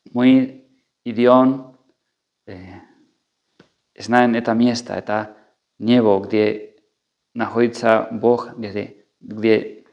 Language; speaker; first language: Russian; non-native, fluent; Spanish